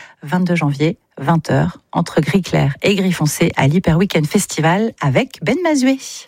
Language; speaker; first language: French; native; French